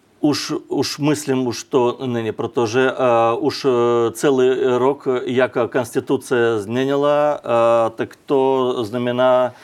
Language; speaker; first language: Czech; non-native, learner; Russian